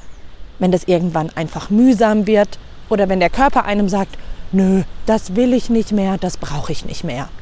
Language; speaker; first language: German; native; German